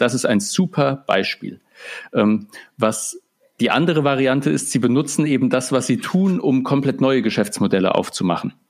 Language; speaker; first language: German; native; German